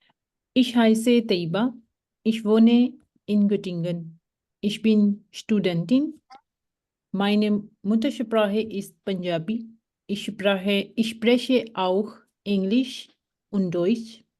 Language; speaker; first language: German; non-native, learner; Punjabi